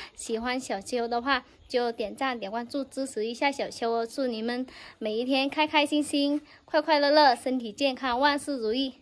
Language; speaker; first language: Chinese; non-native, fluent; Vietnamese